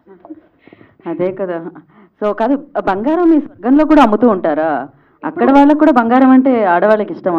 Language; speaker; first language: Telugu; native; Telugu